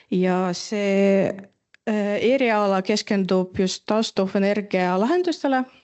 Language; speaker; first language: Estonian; non-native, local second language; Russian